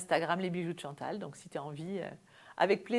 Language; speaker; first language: French; native; French